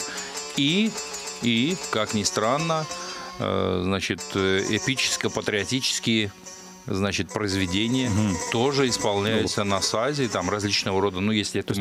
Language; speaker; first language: Russian; non-native, local second language; Azerbaijani